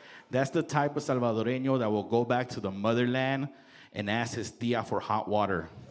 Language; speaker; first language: English; early bilingual, other home language; Spanish